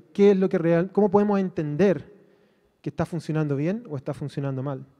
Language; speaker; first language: Spanish; native; Spanish